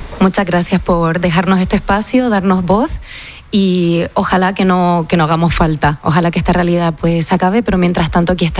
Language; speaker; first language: Spanish; native; Spanish